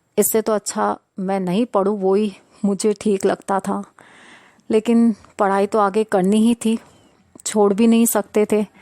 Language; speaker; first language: Hindi; non-native, local second language; Sindhi